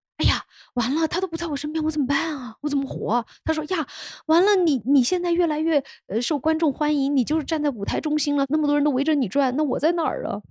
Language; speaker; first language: Chinese; native; Chinese